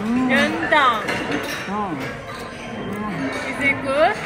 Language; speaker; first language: English; non-native, learner; Chinese